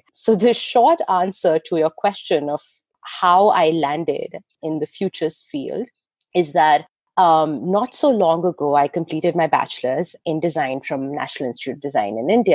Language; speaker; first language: English; non-native, local second language; Hindi